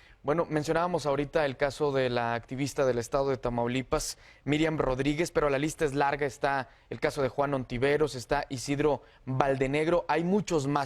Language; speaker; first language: Spanish; native; Spanish